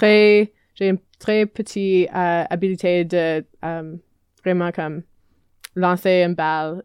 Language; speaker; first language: French; non-native, learner; English